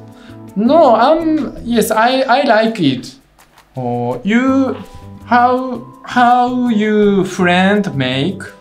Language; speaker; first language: English; non-native, learner; Russian